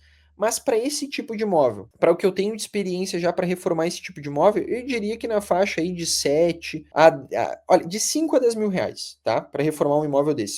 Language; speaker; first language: Portuguese; native; Portuguese